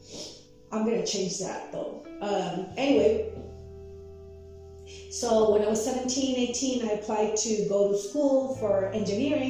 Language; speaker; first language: English; non-native, fluent; Spanish